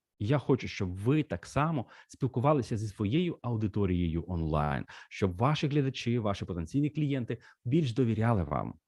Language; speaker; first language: Ukrainian; non-native, local second language; Russian